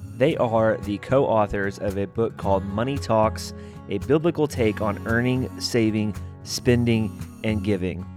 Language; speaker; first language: English; native; English